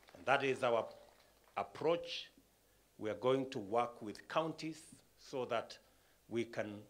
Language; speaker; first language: English; non-native, local second language; Kalenjin